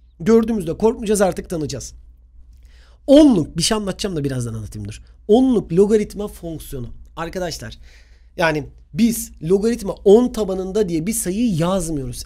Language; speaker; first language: Turkish; native; Turkish